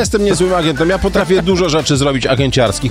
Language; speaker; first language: Polish; native; Polish